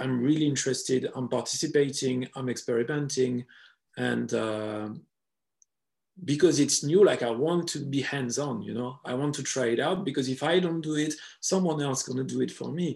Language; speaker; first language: English; non-native, fluent; French